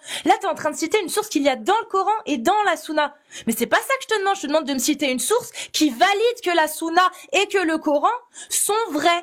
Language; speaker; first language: French; native; French